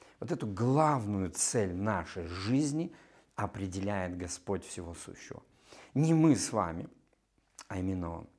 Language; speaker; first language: Russian; native; Russian